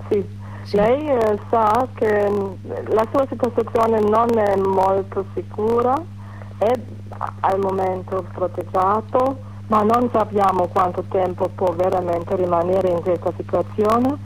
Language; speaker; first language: Italian; non-native, fluent; German